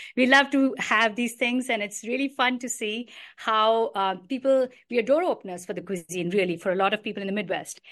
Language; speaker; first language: English; non-native, local second language; Hindi